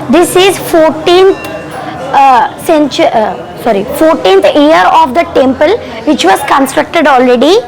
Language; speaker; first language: English; non-native, local second language; Telugu